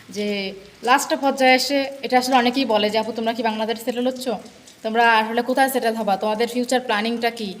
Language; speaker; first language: Bangla; native; Bangla